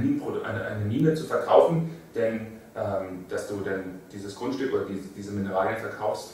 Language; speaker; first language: German; native; German